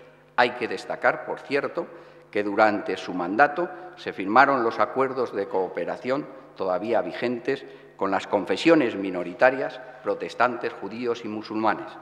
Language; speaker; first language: Spanish; native; Spanish